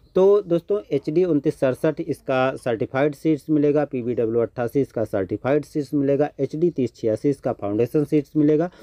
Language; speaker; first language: Hindi; native; Hindi